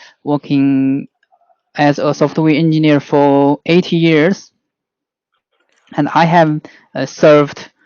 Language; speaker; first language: English; non-native, learner; Chinese